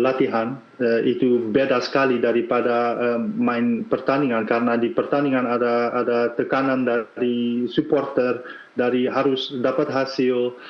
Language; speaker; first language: Indonesian; non-native, fluent; Dutch